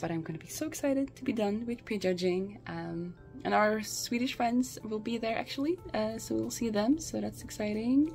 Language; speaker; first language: English; non-native, fluent; Swedish